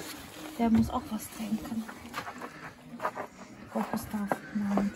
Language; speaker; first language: German; non-native, learner; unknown